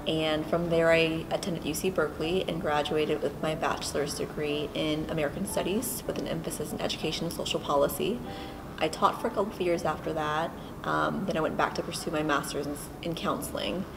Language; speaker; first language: English; native; English